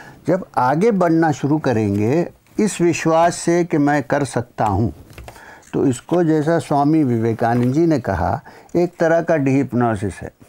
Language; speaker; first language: Hindi; non-native, local second language; Malayalam